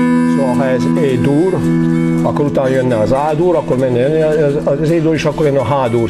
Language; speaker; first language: Hungarian; non-native, local second language; Serbian